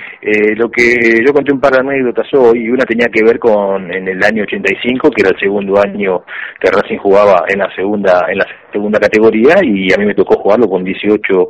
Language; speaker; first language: Spanish; native; Spanish